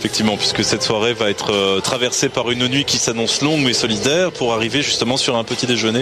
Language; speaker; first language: French; native; French